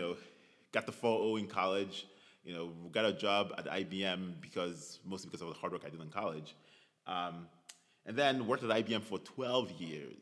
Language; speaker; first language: English; non-native, local second language; Igbo